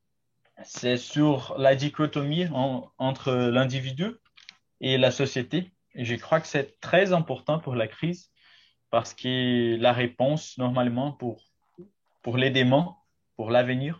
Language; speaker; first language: French; non-native, fluent; Portuguese